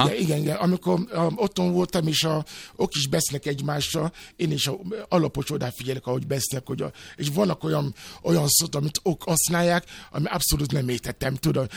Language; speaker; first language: Hungarian; non-native, fluent; Yoruba